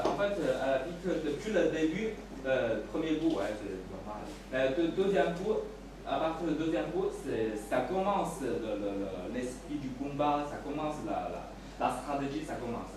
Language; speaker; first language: French; non-native, fluent; Chinese